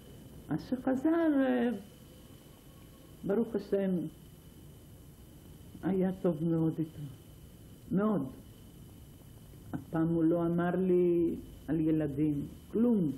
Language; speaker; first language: Hebrew; non-native, fluent; Ladino